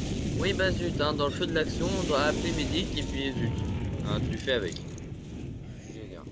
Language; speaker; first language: French; native; French